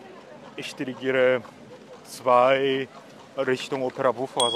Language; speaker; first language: German; non-native, fluent; Korean